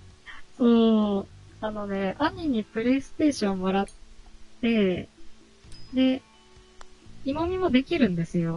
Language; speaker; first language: Japanese; native; Japanese